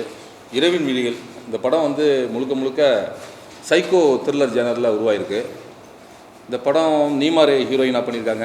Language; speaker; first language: Tamil; native; Tamil